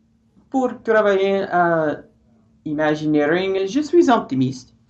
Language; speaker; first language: French; non-native, learner; English